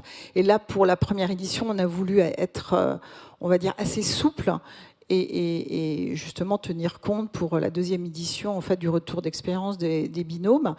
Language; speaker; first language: French; native; French